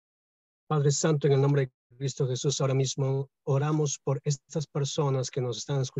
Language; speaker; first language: Spanish; native; Spanish